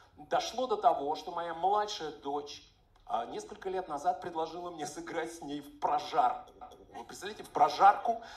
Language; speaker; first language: Russian; native; Russian